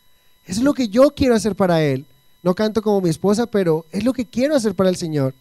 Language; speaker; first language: Spanish; native; Spanish